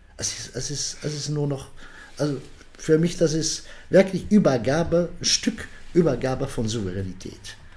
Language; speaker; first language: German; non-native, fluent; Arabic